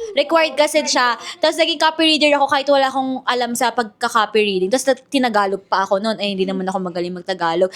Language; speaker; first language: Filipino; native; Filipino